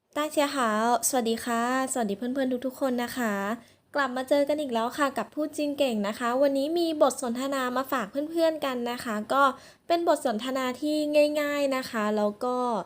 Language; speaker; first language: Thai; native; Thai